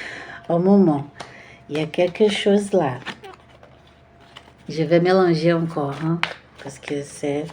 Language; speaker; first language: French; non-native, fluent; Portuguese